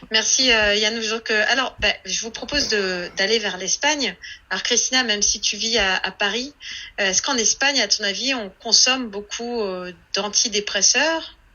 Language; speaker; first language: French; native; French